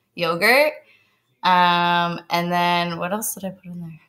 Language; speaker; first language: English; native; English